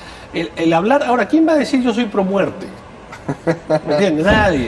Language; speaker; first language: Spanish; native; Spanish